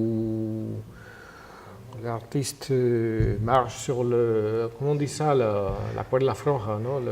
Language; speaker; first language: French; non-native, fluent; Spanish